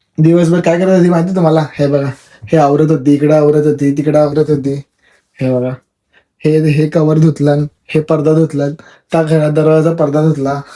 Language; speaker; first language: Marathi; non-native, local second language; Telugu